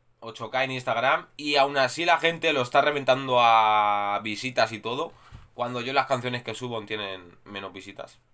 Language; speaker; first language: Spanish; native; Spanish